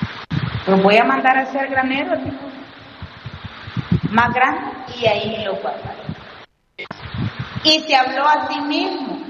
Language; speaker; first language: Spanish; native; Spanish